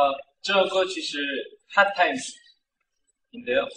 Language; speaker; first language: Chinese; non-native, learner; Korean